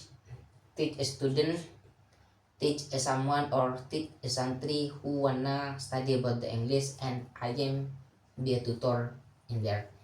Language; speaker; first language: English; non-native, learner; Indonesian